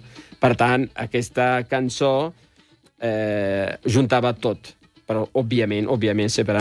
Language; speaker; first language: Catalan; non-native, fluent; Riffian